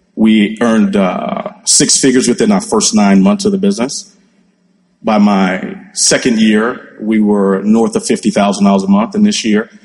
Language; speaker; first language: English; native; English